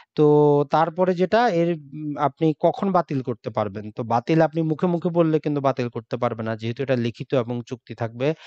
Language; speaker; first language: Bangla; native; Bangla